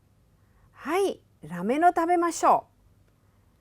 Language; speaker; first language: Japanese; non-native, fluent; Hindi